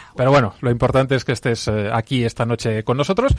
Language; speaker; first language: Spanish; native; Spanish